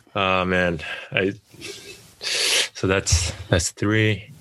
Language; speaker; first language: English; non-native, fluent; Japanese